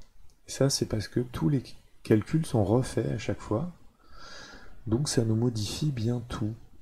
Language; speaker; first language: French; native; French